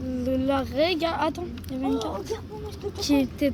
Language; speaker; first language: French; native; French